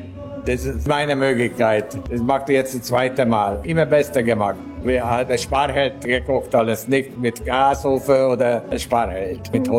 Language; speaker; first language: German; early bilingual, heritage; Hungarian